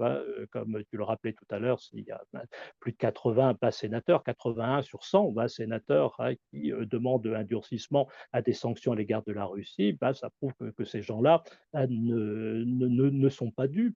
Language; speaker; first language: French; native; French